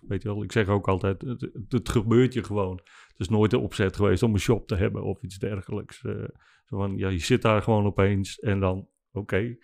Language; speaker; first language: Dutch; non-native, local second language; Western Frisian